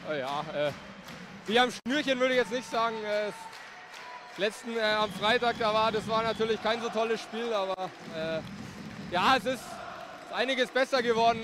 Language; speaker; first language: German; native; German